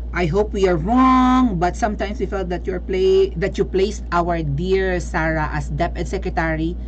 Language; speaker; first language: English; non-native, local second language; Filipino